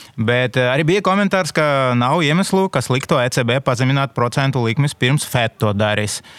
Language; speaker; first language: Latvian; non-native, local second language; Russian